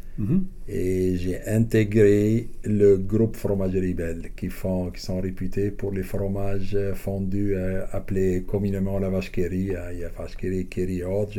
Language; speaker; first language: French; non-native, local second language; Arabic